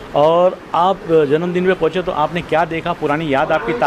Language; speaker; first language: Hindi; native; Hindi